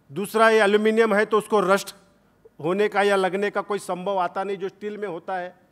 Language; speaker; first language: Hindi; non-native, local second language; Marathi